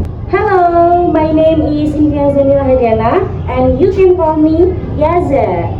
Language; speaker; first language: English; non-native, learner; Indonesian